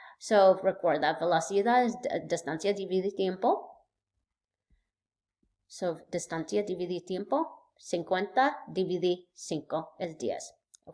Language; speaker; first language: Spanish; non-native, learner; English